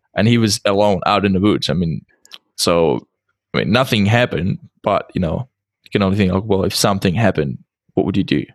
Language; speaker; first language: English; non-native, fluent; Czech